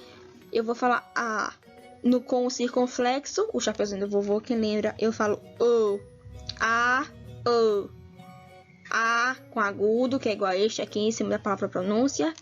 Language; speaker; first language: Portuguese; native; Portuguese